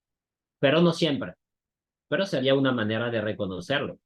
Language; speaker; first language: Spanish; non-native, fluent; French